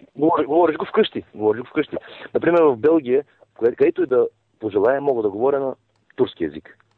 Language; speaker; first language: Bulgarian; non-native, local second language; Turkish